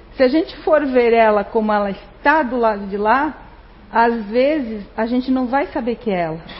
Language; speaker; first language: Portuguese; non-native, fluent; Spanish